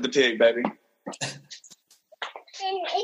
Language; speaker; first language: English; native; English